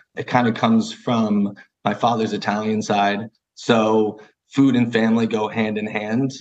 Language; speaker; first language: English; native; English